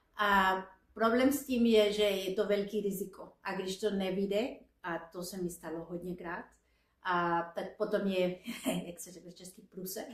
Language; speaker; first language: Czech; non-native, fluent; Spanish